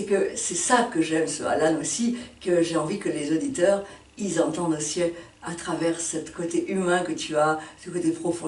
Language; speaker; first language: French; native; French